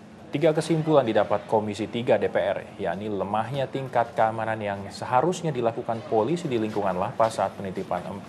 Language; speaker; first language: Indonesian; native; Indonesian